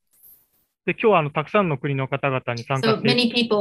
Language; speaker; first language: Japanese; native; Japanese